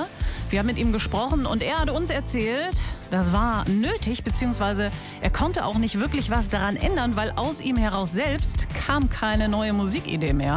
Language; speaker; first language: German; native; German